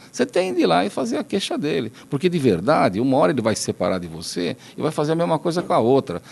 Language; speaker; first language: Portuguese; native; Portuguese